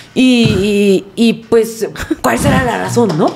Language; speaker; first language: Spanish; non-native, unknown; Korean